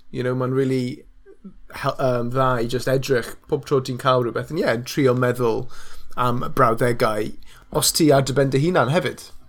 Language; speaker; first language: Welsh; non-native, local second language; English